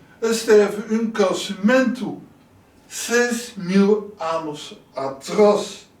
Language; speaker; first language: Portuguese; non-native, learner; Dutch